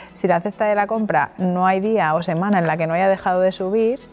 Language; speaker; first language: Spanish; native; Spanish